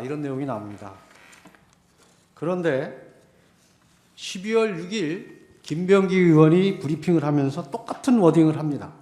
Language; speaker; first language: Korean; native; Korean